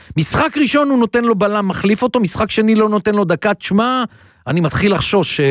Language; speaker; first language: Hebrew; native; Hebrew